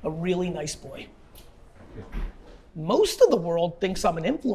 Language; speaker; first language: English; early bilingual, other home language; Russian